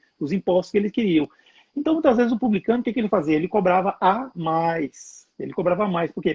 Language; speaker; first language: Portuguese; native; Portuguese